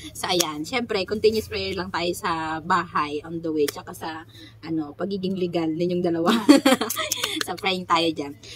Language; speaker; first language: Filipino; native; Filipino